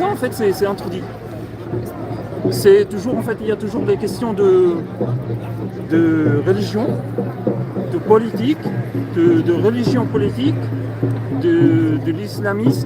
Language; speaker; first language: French; non-native, fluent; Arabic